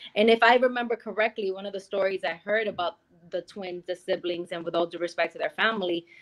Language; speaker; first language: English; native; English